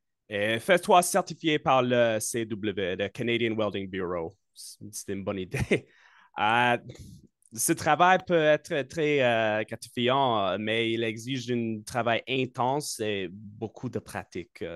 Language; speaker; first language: French; non-native, local second language; English